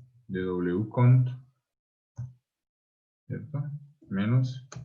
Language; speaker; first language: Spanish; native; Spanish